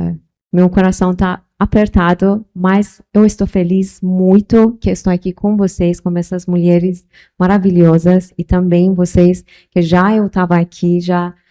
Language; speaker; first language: Portuguese; non-native, local second language; Persian